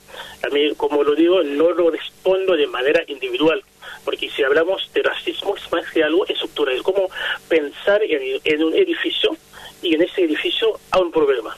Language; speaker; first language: Spanish; non-native, fluent; Haitian Creole